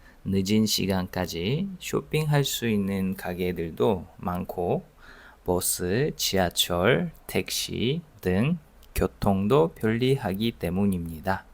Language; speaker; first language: Korean; non-native, fluent; Russian